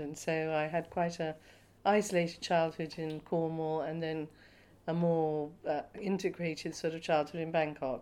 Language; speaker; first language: English; native; English